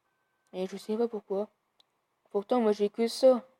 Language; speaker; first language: French; native; French